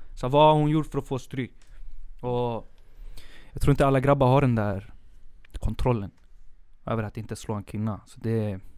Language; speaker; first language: Swedish; early bilingual, other home language; Spanish